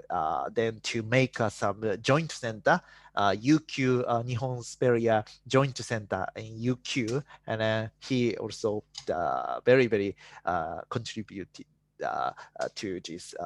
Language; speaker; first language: English; non-native, fluent; Japanese